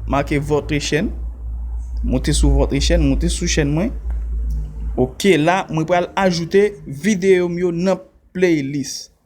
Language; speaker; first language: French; non-native, learner; Haitian Creole